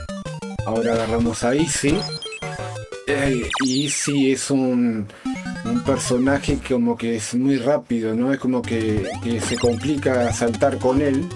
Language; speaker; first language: Spanish; native; Spanish